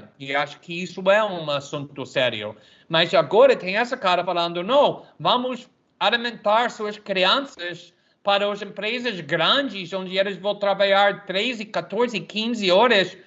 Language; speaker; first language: Portuguese; non-native, fluent; English